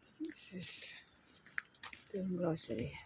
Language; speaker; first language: English; non-native, learner; Filipino